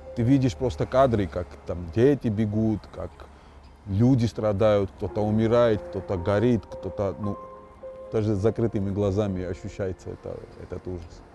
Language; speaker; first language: Russian; non-native, local second language; Georgian